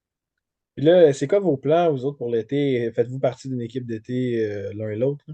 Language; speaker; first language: French; native; French